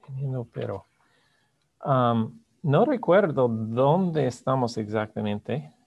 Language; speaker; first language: Spanish; non-native, fluent; English